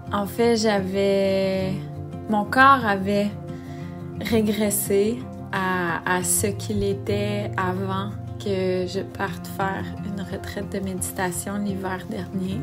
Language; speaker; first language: French; native; French